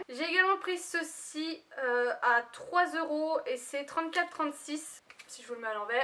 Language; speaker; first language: French; native; French